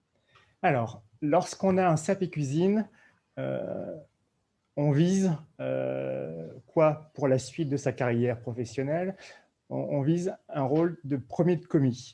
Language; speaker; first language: French; native; French